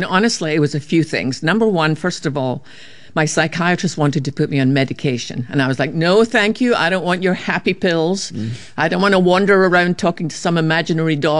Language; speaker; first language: English; native; English